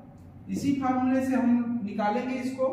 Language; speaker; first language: Hindi; native; Hindi